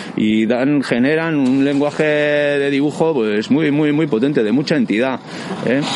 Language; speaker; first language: Spanish; native; Spanish